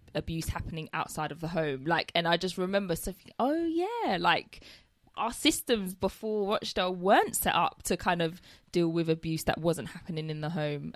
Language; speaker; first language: English; native; English